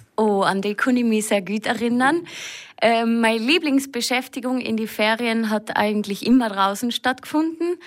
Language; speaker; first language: German; native; German